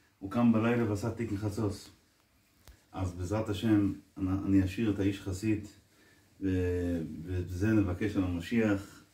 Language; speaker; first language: Hebrew; non-native, local second language; Yiddish